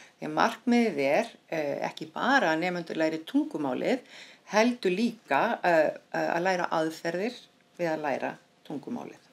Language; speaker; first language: Icelandic; native; Icelandic